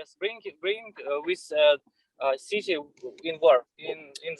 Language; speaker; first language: English; non-native, learner; Russian